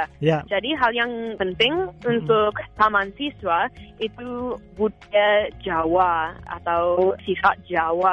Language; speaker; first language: Indonesian; non-native, fluent; English